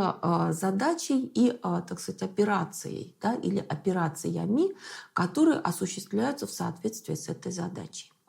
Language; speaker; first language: Russian; native; Russian